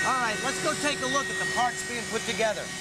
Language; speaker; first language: English; native; English